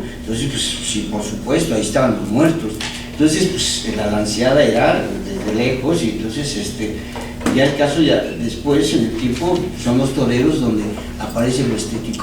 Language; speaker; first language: Spanish; native; Spanish